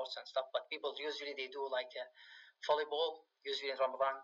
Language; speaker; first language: English; non-native, fluent; Arabic